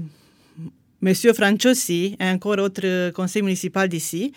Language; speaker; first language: French; non-native, fluent; Romanian